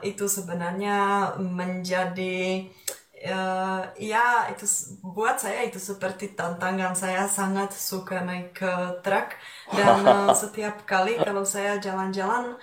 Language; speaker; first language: Indonesian; non-native, fluent; Czech